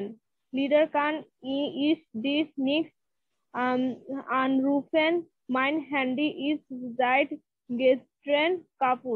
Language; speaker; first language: German; non-native, learner; Bangla